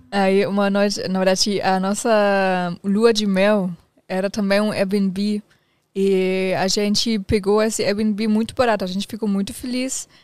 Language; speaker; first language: Portuguese; non-native, fluent; German